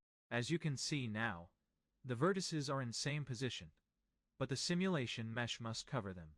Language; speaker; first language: English; non-native, fluent; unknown